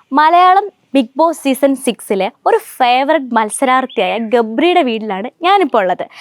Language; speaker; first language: Malayalam; native; Malayalam